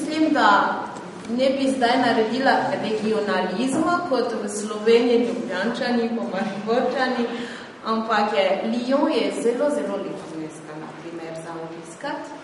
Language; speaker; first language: Slovenian; non-native, fluent; French